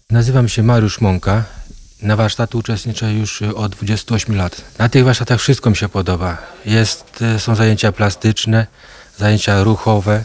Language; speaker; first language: Polish; native; Polish